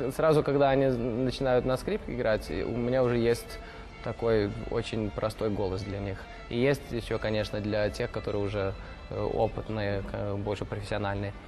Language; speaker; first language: Russian; early bilingual, heritage; Russian